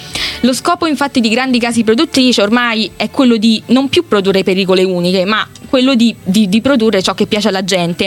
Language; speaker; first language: Italian; native; Italian